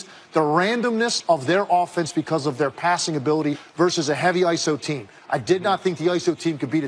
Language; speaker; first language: English; native; English